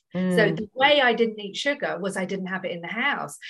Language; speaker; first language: English; native; English